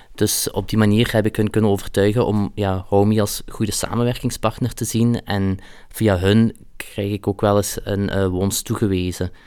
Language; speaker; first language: Dutch; native; Dutch